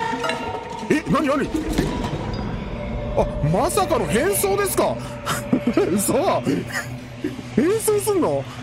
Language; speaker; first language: Japanese; native; Japanese